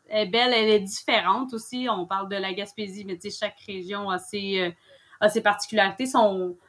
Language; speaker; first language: French; native; French